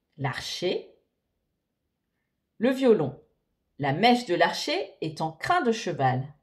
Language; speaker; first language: French; native; French